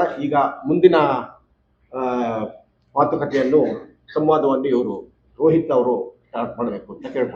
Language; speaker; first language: Kannada; native; Kannada